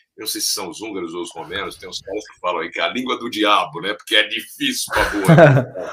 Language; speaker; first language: Portuguese; native; Portuguese